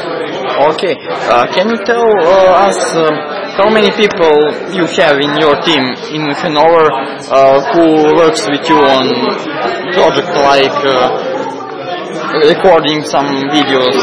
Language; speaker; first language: English; non-native, learner; Serbian